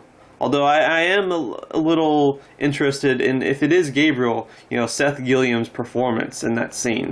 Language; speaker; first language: English; native; English